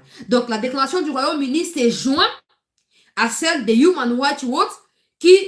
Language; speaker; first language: French; non-native, local second language; Lingala